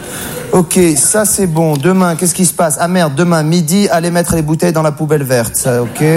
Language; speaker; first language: French; native; French